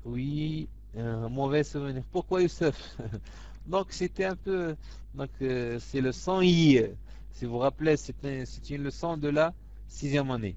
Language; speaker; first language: French; non-native, local second language; Arabic